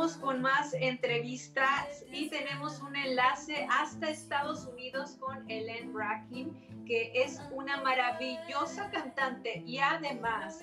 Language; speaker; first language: Spanish; native; Spanish